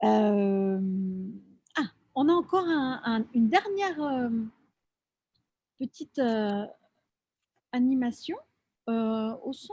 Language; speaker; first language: French; native; French